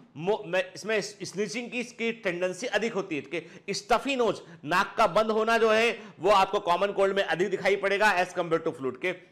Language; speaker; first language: Hindi; native; Hindi